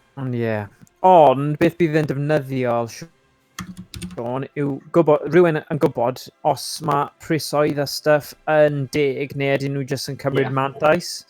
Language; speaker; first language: Welsh; non-native, local second language; English